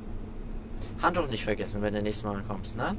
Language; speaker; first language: German; native; German